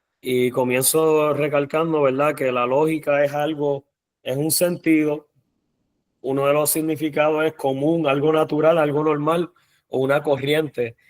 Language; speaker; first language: Spanish; native; Spanish